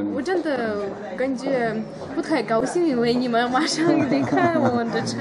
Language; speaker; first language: Chinese; non-native, learner; Russian